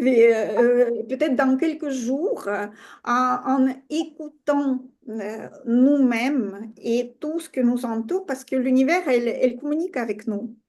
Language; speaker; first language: French; non-native, fluent; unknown